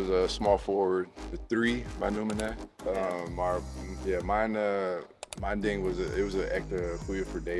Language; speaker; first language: Dutch; non-native, fluent; English